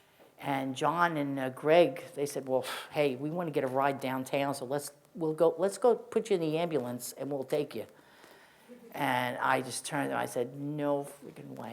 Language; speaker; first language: English; native; English